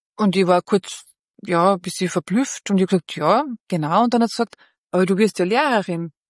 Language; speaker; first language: German; early bilingual, other home language; Bosnian